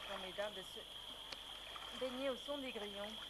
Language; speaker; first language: French; native; French